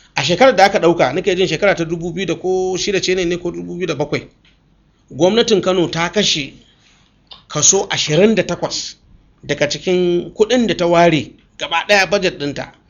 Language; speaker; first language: Hausa; native; Hausa